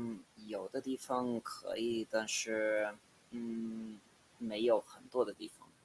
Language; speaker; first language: Chinese; non-native, learner; English